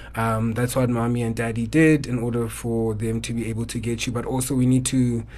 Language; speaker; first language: English; non-native, local second language; Xhosa